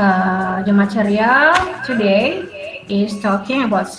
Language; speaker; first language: English; non-native, learner; Indonesian